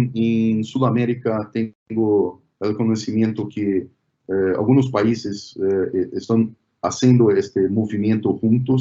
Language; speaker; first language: Spanish; non-native, fluent; Portuguese